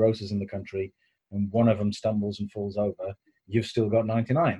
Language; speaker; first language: English; native; English